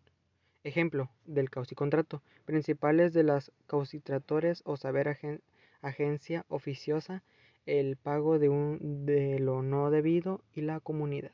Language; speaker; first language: Spanish; native; Spanish